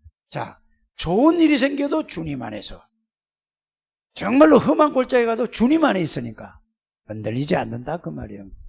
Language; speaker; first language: Korean; native; Korean